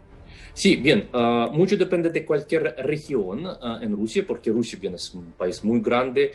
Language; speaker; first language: Spanish; non-native, fluent; Russian